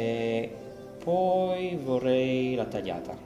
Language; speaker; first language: Italian; non-native, fluent; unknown